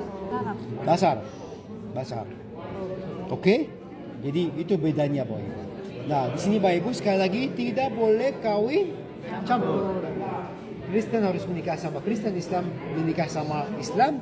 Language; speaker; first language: Indonesian; non-native, fluent; Arabic